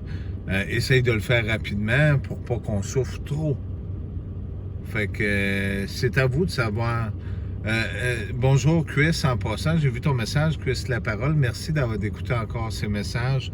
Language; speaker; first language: French; native; French